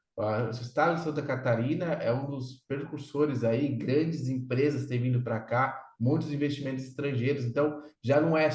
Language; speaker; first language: Portuguese; native; Portuguese